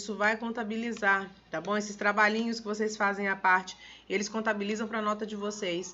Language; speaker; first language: Portuguese; native; Portuguese